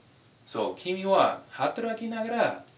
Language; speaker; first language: Japanese; non-native, fluent; English